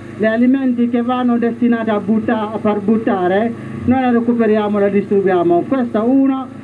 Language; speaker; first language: Italian; non-native, learner; Mandingo